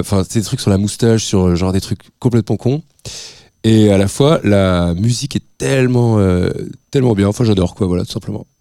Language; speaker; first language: French; native; French